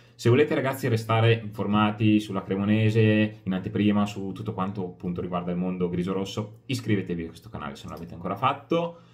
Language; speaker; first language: Italian; native; Italian